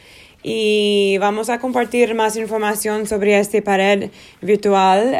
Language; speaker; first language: Spanish; non-native, learner; Portuguese